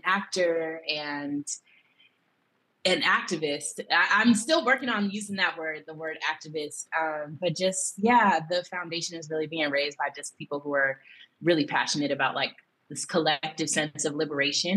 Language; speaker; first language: English; native; English